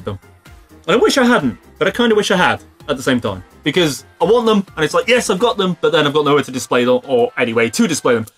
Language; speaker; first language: English; native; English